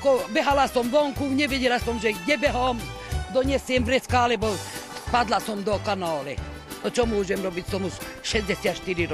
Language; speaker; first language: Slovak; non-native, local second language; Hungarian